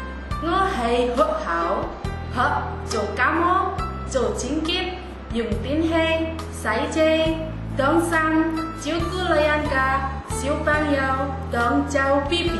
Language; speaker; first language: Cantonese; non-native, learner; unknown